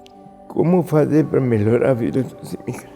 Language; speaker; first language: Portuguese; early bilingual, other home language; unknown